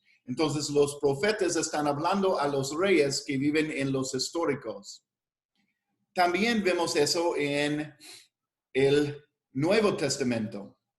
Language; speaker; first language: Spanish; non-native, fluent; English